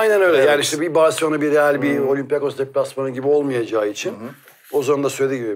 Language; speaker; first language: Turkish; native; Turkish